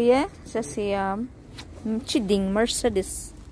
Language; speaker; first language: French; non-native, learner; Cebuano